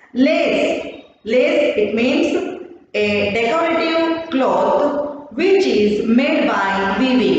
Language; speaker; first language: English; non-native, local second language; Kannada